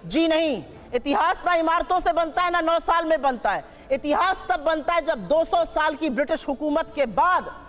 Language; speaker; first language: Hindi; native; Hindi